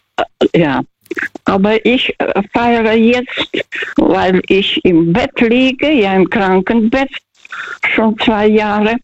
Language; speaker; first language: German; non-native, learner; Russian